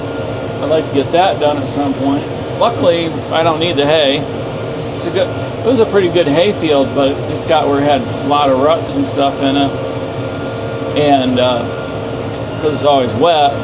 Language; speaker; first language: English; native; English